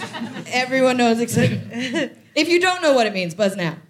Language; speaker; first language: English; native; English